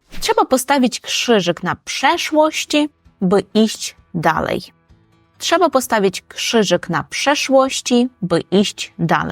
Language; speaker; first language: Polish; non-native, fluent; Ukrainian